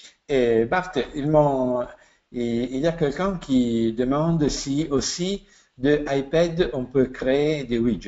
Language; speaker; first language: French; non-native, fluent; Italian